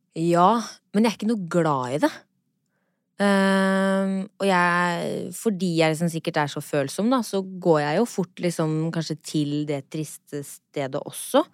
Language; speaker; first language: Norwegian; native; Norwegian